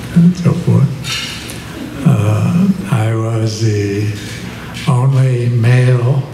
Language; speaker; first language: English; native; English